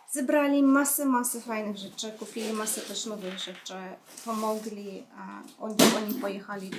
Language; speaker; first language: Polish; non-native, fluent; Ukrainian